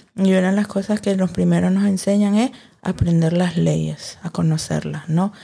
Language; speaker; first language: Spanish; early bilingual, heritage; Spanish